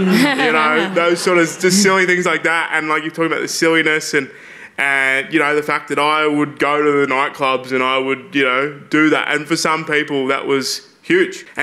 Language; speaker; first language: English; native; English